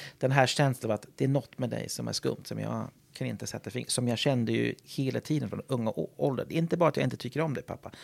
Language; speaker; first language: Swedish; non-native, fluent; English